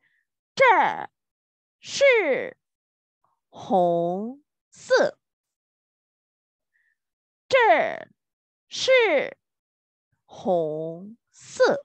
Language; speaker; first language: Chinese; non-native, fluent; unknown